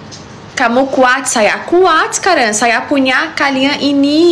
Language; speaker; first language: Indonesian; non-native, learner; Portuguese